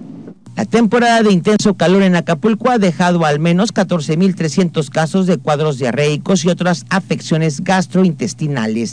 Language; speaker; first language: Spanish; native; Spanish